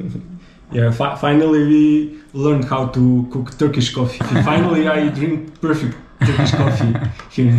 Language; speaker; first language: English; non-native, fluent; Serbian